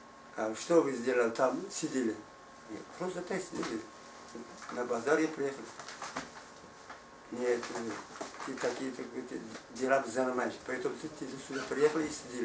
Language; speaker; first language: Russian; non-native, learner; Tajik